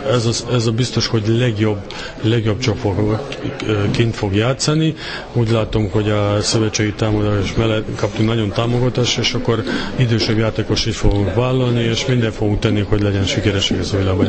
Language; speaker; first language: Hungarian; non-native, fluent; Serbian